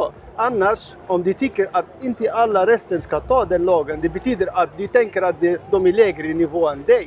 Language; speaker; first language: Swedish; non-native, learner; Arabic